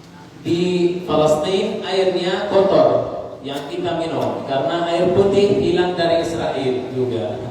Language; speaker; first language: Indonesian; non-native, learner; Arabic